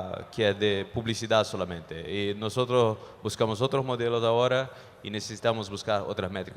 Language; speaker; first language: Spanish; non-native, fluent; Portuguese